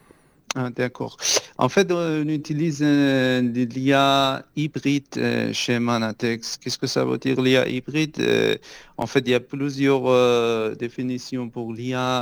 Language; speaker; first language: French; non-native, fluent; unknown